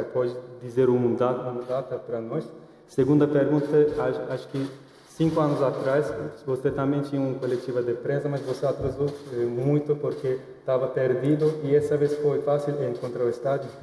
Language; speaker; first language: Portuguese; non-native, fluent; Turkish